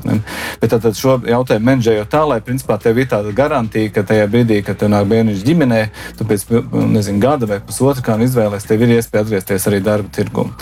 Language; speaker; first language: Latvian; native; Latvian